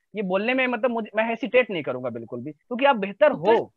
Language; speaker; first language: Hindi; native; Hindi